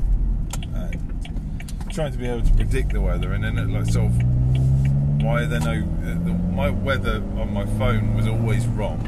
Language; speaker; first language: English; native; English